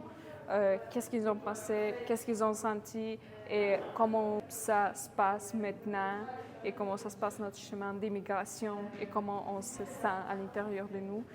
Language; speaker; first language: French; non-native, fluent; Ukrainian